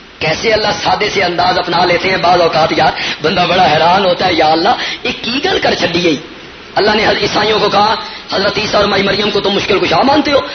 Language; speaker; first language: Urdu; non-native, local second language; Punjabi